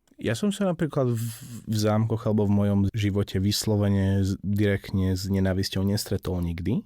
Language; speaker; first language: Slovak; non-native, local second language; Hungarian